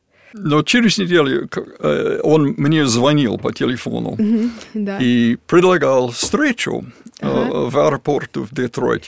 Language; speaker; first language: Russian; non-native, fluent; English